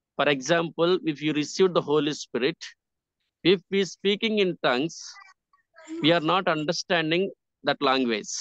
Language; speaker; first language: English; non-native, local second language; Telugu